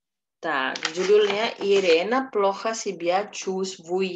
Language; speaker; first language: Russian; non-native, fluent; Indonesian